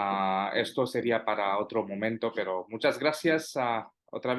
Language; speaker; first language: Spanish; non-native, fluent; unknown